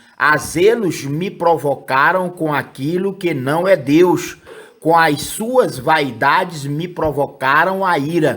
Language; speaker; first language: Portuguese; native; Portuguese